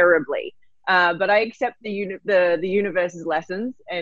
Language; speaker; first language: English; native; English